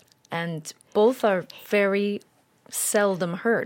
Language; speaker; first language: English; native; English